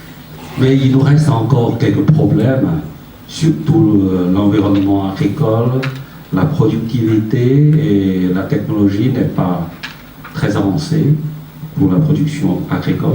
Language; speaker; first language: French; non-native, fluent; Chinese